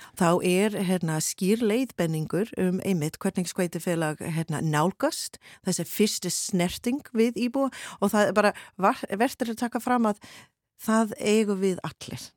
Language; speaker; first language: Icelandic; non-native, fluent; English